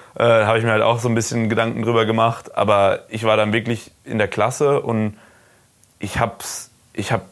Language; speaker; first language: German; native; German